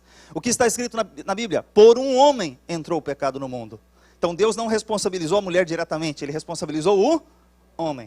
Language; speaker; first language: Portuguese; native; Portuguese